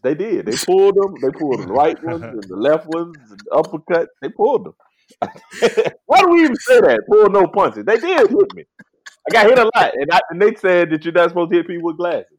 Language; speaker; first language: English; native; English